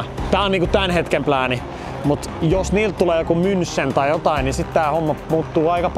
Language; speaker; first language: Finnish; native; Finnish